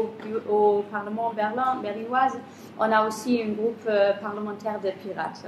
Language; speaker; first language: French; non-native, fluent; German